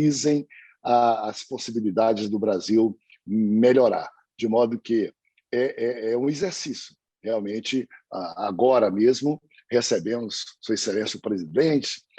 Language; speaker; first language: Portuguese; native; Portuguese